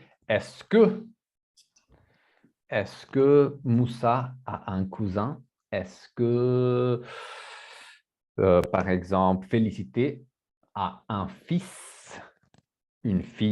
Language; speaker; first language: French; non-native, fluent; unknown